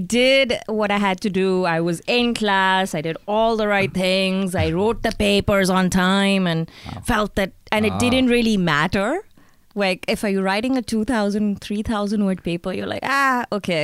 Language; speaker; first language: English; non-native, local second language; Urdu